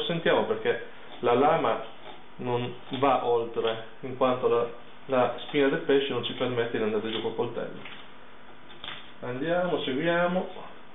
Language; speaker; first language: Italian; native; Italian